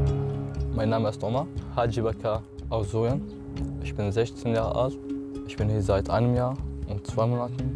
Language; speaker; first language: German; non-native, learner; Arabic